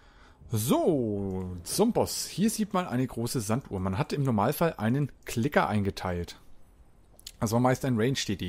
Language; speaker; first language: German; native; German